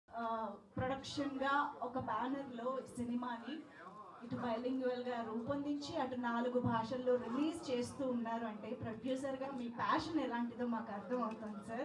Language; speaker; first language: Telugu; native; Telugu